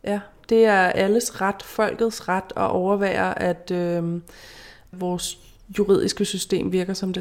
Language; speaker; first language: Danish; native; Danish